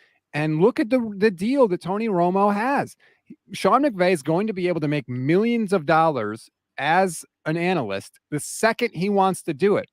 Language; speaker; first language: English; native; English